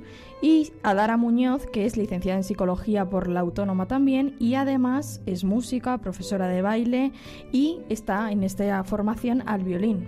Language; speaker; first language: Spanish; native; Spanish